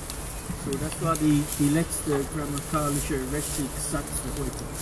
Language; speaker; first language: German; non-native, fluent; English